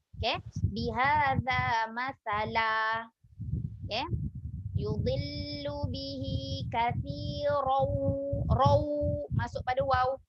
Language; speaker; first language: Malay; native; Malay